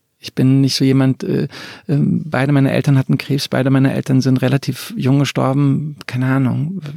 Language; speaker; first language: German; early bilingual, other home language; Croatian